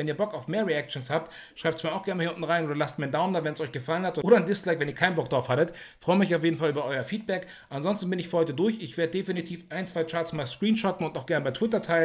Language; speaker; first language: German; native; German